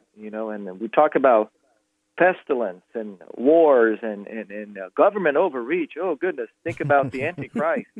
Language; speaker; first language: English; non-native, fluent; Portuguese